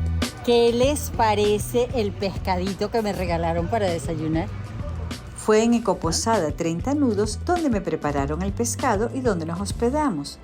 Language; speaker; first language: Spanish; native; Spanish